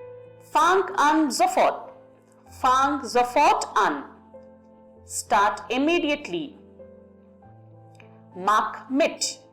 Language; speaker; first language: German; non-native, fluent; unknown